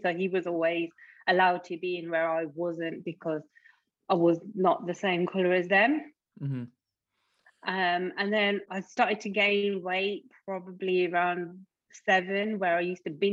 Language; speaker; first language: English; native; English